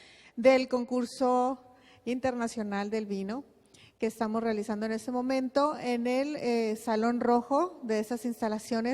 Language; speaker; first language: Spanish; native; Spanish